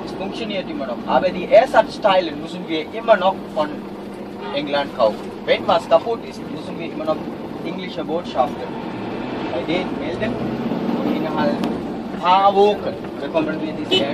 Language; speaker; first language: German; non-native, learner; Sinhala